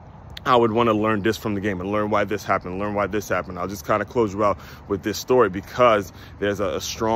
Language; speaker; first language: English; native; English